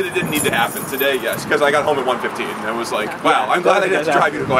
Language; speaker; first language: English; native; English